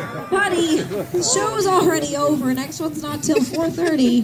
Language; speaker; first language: English; native; English